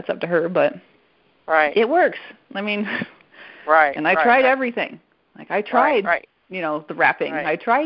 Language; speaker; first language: English; non-native, fluent; French